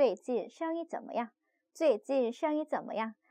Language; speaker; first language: Chinese; non-native, fluent; Korean